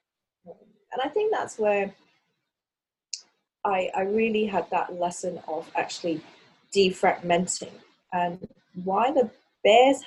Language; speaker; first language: English; non-native, local second language; Cantonese